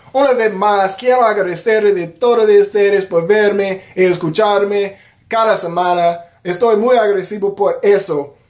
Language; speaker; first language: Spanish; non-native, learner; English